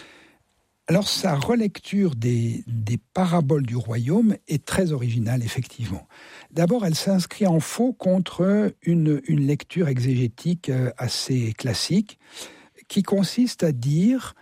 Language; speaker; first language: French; native; French